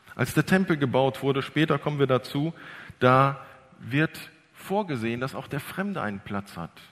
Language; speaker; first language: German; early bilingual, other home language; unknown